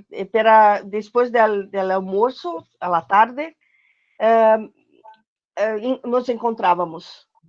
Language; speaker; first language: Spanish; non-native, learner; Portuguese